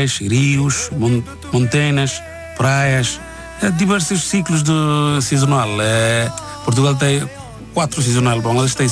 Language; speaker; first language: Portuguese; non-native, learner; Bangla